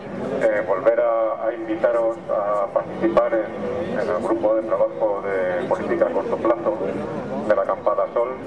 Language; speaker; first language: Spanish; native; Spanish